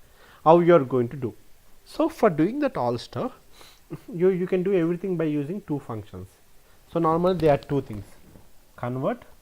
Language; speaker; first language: English; non-native, local second language; Telugu